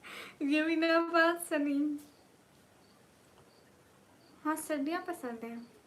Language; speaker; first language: Hindi; non-native, local second language; Punjabi